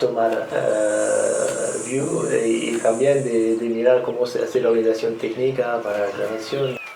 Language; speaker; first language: Spanish; non-native, learner; French